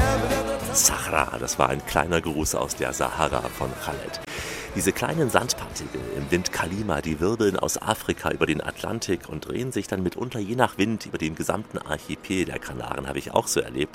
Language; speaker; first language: German; native; German